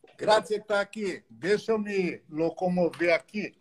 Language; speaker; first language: Portuguese; native; Portuguese